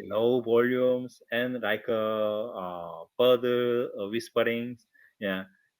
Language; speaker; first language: English; non-native, learner; Korean